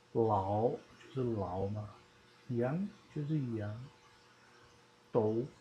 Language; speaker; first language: Chinese; non-native, learner; Dutch